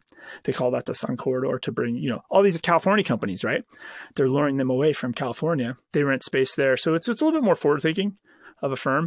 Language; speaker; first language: English; native; English